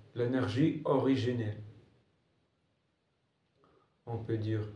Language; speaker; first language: French; non-native, fluent; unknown